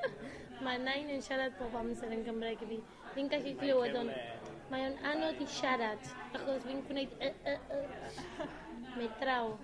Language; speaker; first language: Welsh; non-native, learner; Spanish